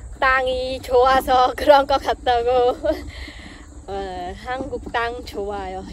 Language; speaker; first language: Korean; non-native, learner; Khmer